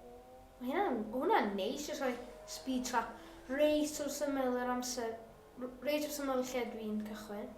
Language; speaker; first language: Welsh; non-native, local second language; English